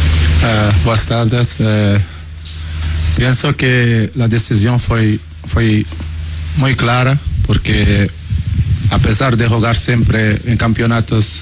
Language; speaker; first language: Spanish; non-native, learner; Portuguese